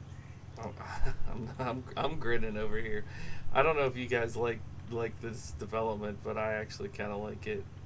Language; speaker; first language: English; native; English